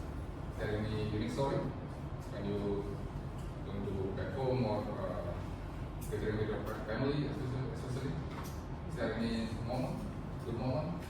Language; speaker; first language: English; non-native, fluent; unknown